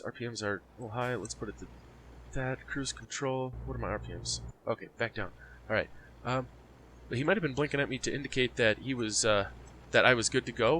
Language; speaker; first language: English; native; English